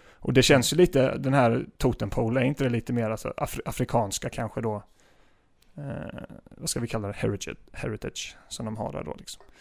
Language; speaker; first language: Swedish; native; Swedish